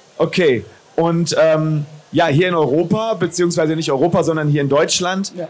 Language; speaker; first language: German; native; German